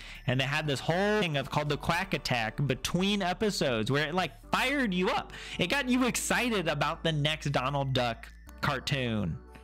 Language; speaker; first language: English; native; English